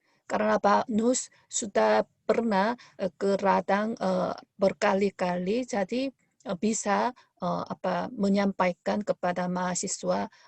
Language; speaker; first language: Indonesian; non-native, fluent; Korean